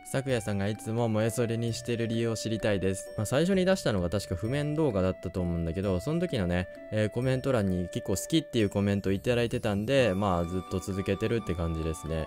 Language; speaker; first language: Japanese; native; Japanese